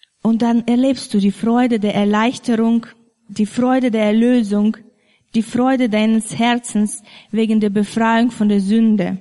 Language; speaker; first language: German; non-native, fluent; Russian